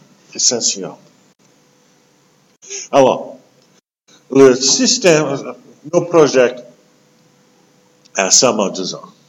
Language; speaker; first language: French; non-native, local second language; English